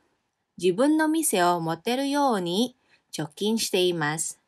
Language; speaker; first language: Japanese; non-native, fluent; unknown